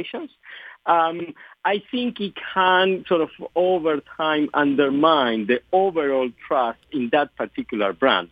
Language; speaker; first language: English; non-native, fluent; Spanish